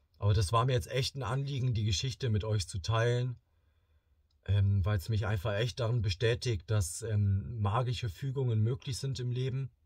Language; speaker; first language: German; early bilingual, other home language; Bosnian